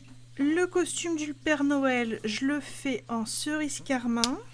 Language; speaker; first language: French; native; French